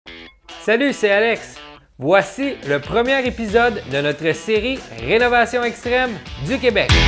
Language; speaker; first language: French; native; French